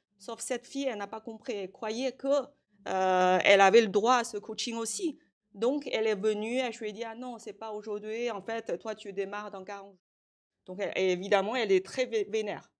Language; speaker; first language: French; non-native, fluent; Chinese